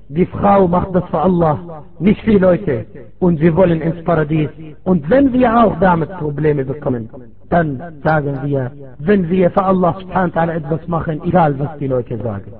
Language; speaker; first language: German; non-native, fluent; Arabic